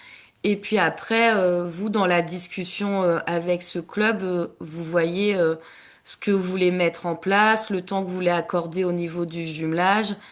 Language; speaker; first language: French; native; French